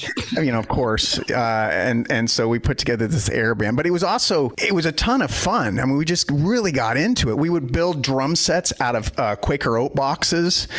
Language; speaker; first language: English; native; English